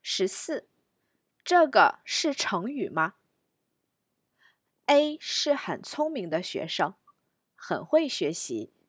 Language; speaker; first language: Chinese; non-native, fluent; English